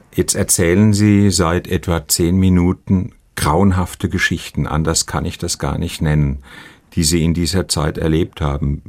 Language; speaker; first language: German; native; German